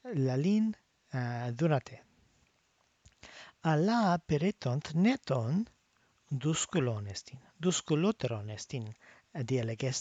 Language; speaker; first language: Greek; non-native, fluent; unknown